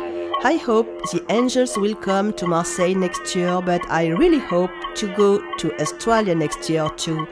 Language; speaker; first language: English; non-native, learner; French